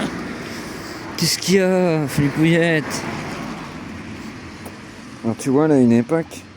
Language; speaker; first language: French; native; French